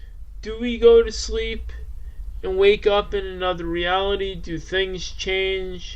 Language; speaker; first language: English; native; English